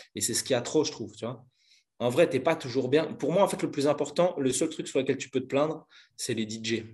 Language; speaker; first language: French; native; French